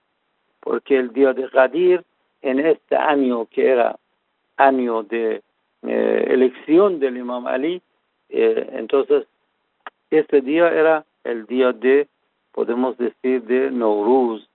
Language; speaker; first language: Spanish; non-native, fluent; Persian